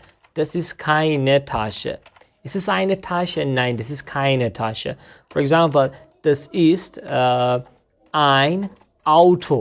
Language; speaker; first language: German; non-native, learner; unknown